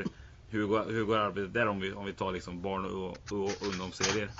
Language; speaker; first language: Swedish; native; Swedish